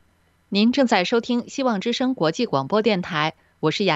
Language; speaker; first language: Chinese; native; Chinese